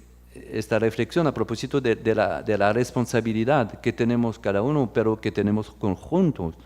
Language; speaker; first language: Spanish; non-native, fluent; French